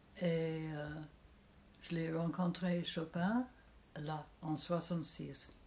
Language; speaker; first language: French; non-native, fluent; English